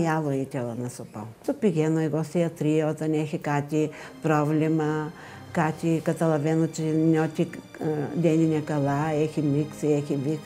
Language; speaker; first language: Greek; non-native, learner; Bulgarian